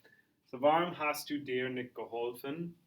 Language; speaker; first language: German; non-native, fluent; English